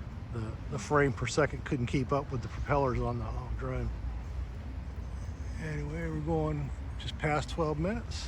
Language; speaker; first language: English; native; English